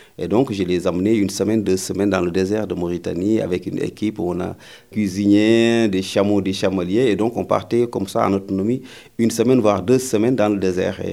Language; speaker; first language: French; non-native, local second language; Wolof